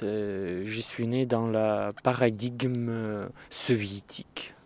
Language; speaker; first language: French; non-native, learner; Russian